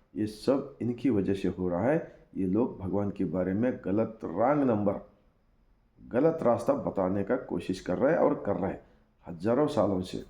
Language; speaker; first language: Hindi; non-native, local second language; Kannada